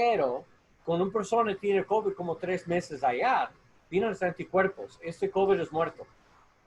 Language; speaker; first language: Spanish; non-native, learner; English